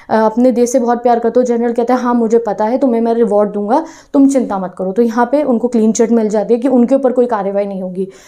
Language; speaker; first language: Hindi; non-native, local second language; Punjabi